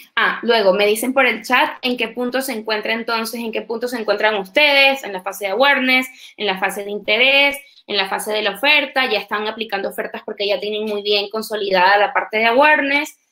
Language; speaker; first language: Spanish; native; Spanish